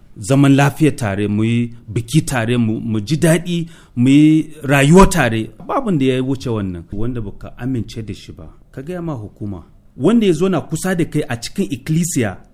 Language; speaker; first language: Hausa; non-native, local second language; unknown